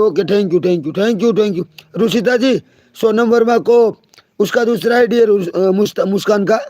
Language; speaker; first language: Hindi; non-native, local second language; Gujarati